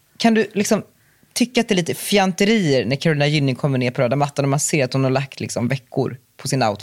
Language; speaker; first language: Swedish; native; Swedish